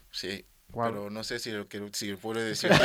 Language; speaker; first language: Spanish; non-native, learner; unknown